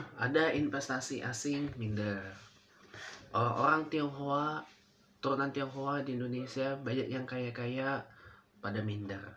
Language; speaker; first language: Indonesian; non-native, fluent; English